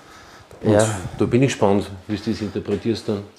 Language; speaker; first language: German; native; German